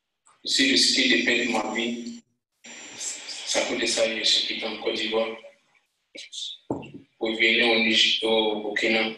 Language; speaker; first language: French; non-native, learner; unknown